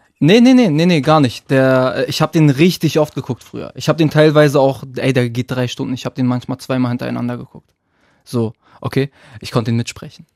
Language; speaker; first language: German; early bilingual, other home language; Arabic